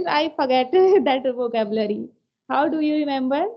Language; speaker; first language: English; non-native, learner; Hindi